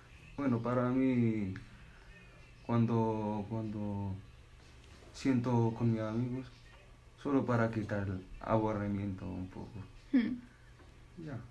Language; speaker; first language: Spanish; non-native, learner; Arabic